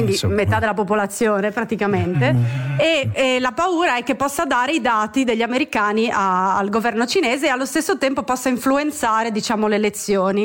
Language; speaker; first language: Italian; native; Italian